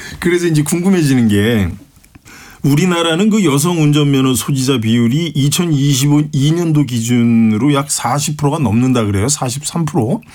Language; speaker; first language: Korean; native; Korean